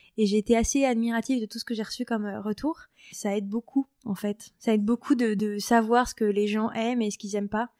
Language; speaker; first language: French; native; French